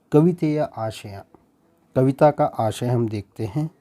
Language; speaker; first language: Hindi; non-native, local second language; Kannada